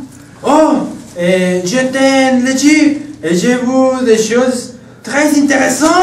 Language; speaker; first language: French; non-native, learner; Spanish